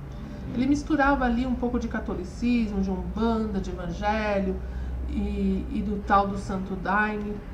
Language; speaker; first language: Portuguese; native; Portuguese